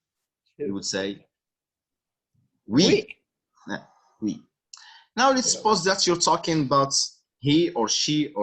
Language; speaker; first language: English; non-native, fluent; Arabic